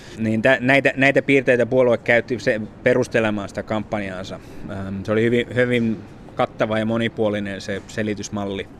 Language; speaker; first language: Finnish; native; Finnish